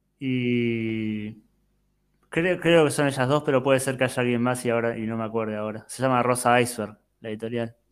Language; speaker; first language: Spanish; native; Spanish